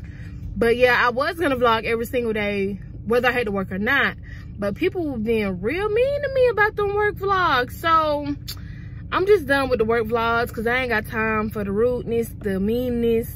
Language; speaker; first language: English; native; English